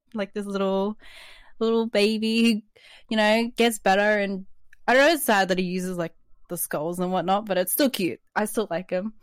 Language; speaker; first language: English; native; English